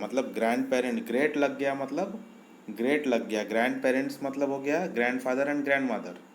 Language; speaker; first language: Hindi; native; Hindi